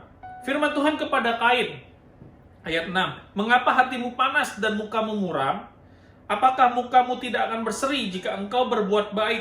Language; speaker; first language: Indonesian; native; Indonesian